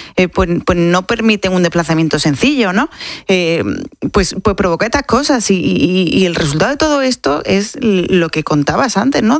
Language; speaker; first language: Spanish; native; Spanish